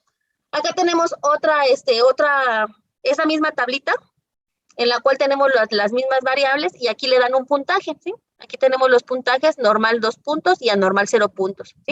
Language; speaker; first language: Spanish; native; Spanish